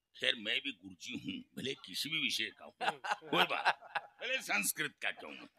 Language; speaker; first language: Hindi; non-native, local second language; Marathi